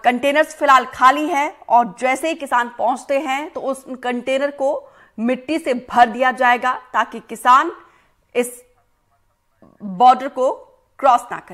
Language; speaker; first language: Hindi; native; Hindi